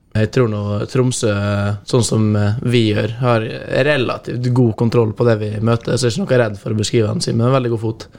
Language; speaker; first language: Norwegian; native; Norwegian